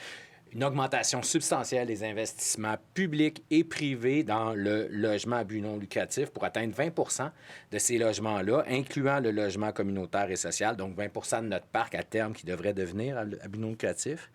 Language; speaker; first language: French; native; French